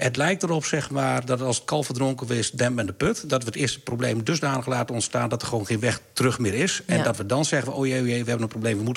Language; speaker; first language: Dutch; native; Dutch